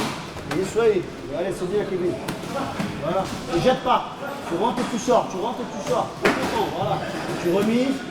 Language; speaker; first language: French; native; French